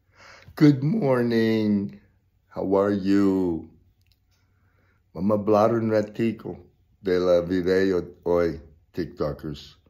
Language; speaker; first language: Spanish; non-native, learner; English